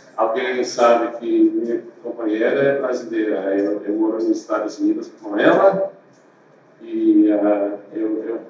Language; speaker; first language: Portuguese; non-native, learner; English